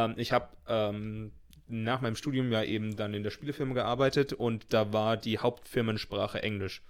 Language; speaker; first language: German; native; German